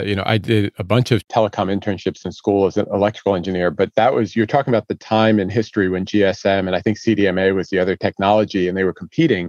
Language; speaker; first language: English; native; English